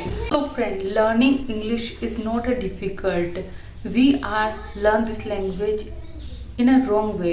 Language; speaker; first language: English; non-native, learner; Hindi